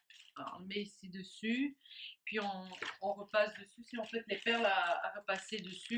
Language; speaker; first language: French; native; French